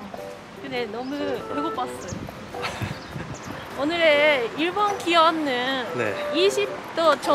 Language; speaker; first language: Korean; non-native, learner; Japanese